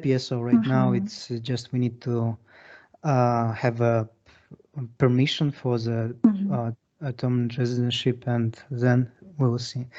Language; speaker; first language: English; non-native, learner; Russian